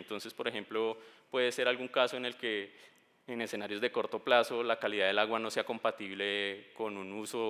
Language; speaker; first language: Spanish; native; Spanish